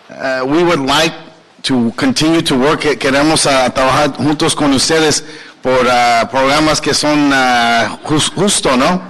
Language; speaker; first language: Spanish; early bilingual, heritage; English